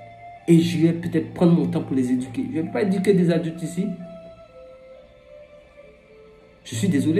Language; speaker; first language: French; non-native, local second language; Fon